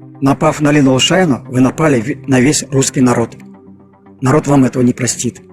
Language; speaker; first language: Russian; native; Russian